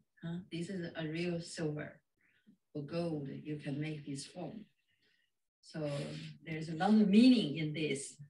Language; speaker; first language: English; non-native, fluent; Chinese